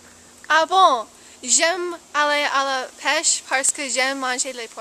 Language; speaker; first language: French; non-native, learner; English